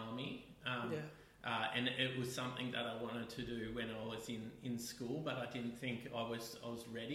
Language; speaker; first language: English; native; English